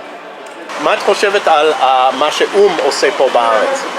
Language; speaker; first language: Hebrew; non-native, fluent; English